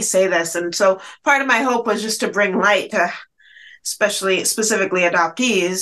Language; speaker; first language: English; native; English